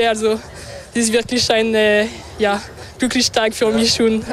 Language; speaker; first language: German; non-native, local second language; French